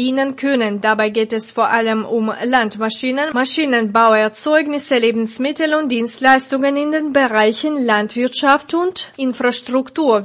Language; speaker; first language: German; non-native, fluent; Russian